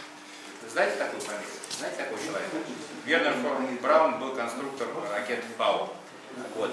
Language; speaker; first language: Russian; native; Russian